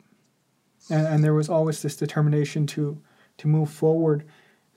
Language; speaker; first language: English; non-native, fluent; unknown